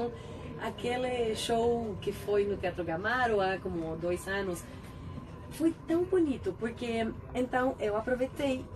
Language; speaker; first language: Portuguese; non-native, fluent; Spanish